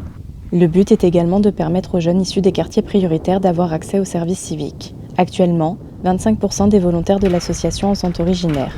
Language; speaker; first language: French; native; French